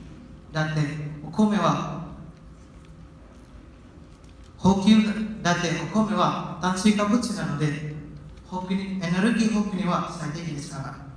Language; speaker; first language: Japanese; non-native, learner; Indonesian